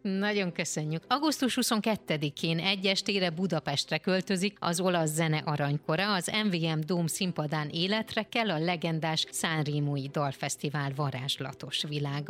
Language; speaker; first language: Hungarian; native; Hungarian